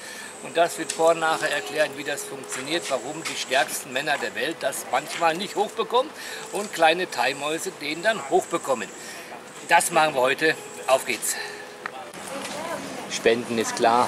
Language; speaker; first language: German; native; German